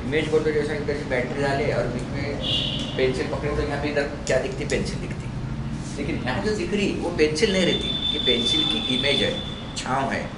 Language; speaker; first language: Hindi; non-native, local second language; Marathi